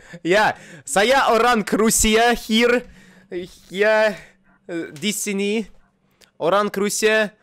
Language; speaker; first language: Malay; non-native, learner; Russian